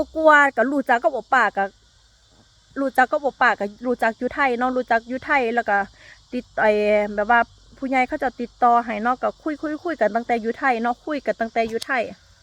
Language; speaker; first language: Thai; native; Thai